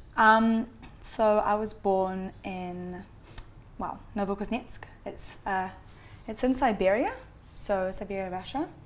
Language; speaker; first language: English; native; English